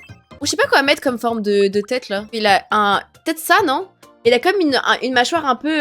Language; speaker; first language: French; native; French